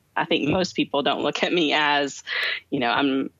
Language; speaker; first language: English; native; English